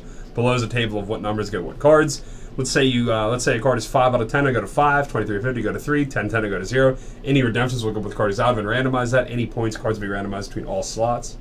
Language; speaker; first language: English; native; English